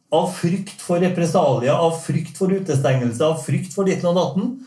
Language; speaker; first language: Norwegian; native; Norwegian